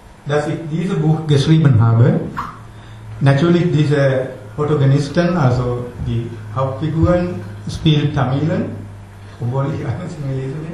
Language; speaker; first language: German; non-native, learner; Sinhala